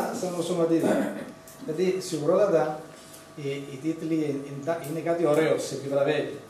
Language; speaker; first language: Greek; native; Greek